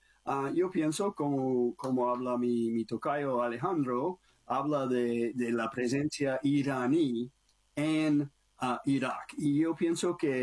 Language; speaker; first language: Spanish; non-native, learner; English